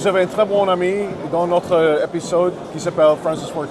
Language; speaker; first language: French; non-native, learner; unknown